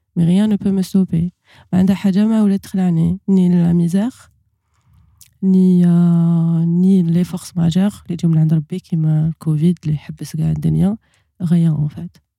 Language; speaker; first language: French; non-native, local second language; Arabic